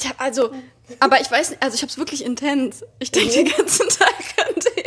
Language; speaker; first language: German; native; German